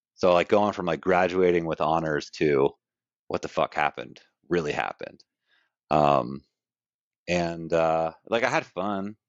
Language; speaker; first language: English; native; English